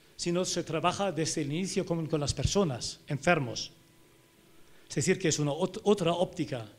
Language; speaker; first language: Spanish; non-native, fluent; German